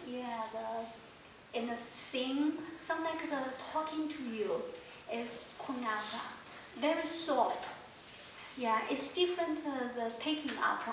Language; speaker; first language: English; non-native, learner; Chinese